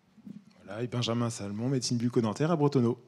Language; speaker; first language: French; native; French